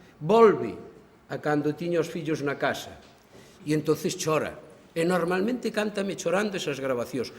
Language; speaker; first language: Galician; native; Galician